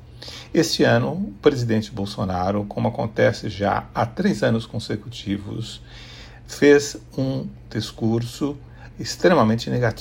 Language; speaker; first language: Portuguese; native; Portuguese